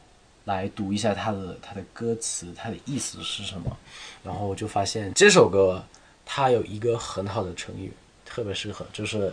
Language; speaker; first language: Chinese; non-native, fluent; Thai